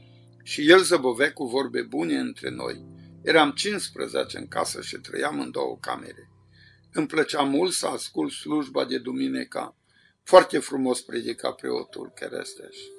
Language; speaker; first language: Romanian; native; Romanian